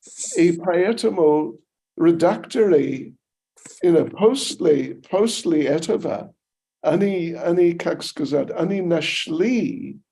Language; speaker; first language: Russian; non-native, learner; English